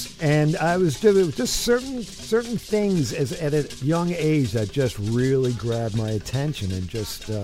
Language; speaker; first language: English; native; English